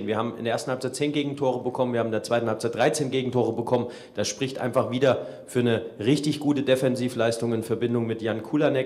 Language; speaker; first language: German; native; German